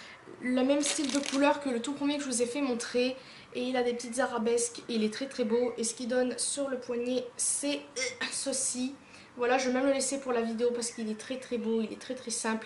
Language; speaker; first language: French; native; French